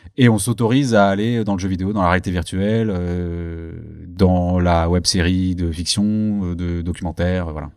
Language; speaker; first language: French; early bilingual, other home language; Turkish